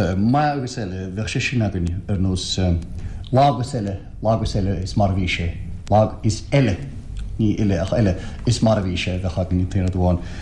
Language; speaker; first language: Irish; native; Irish